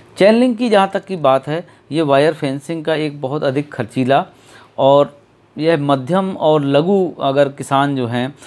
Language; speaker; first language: Hindi; native; Hindi